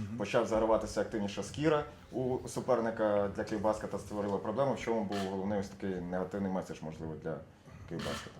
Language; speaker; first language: Ukrainian; native; Ukrainian